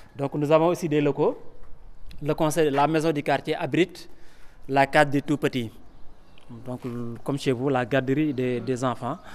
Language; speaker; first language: French; non-native, local second language; Wolof